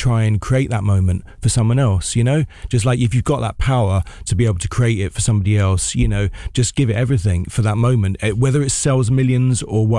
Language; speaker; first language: English; native; English